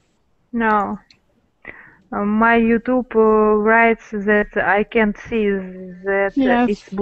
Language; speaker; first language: English; non-native, learner; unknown